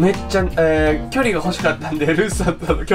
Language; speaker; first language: Japanese; native; Japanese